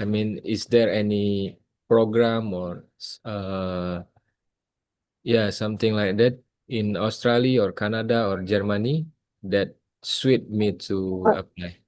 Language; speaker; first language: English; non-native, fluent; Indonesian